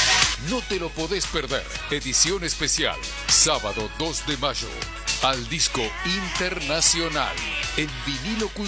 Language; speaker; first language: Spanish; native; Spanish